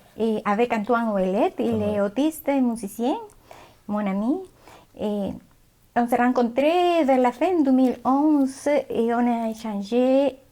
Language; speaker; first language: French; non-native, fluent; Spanish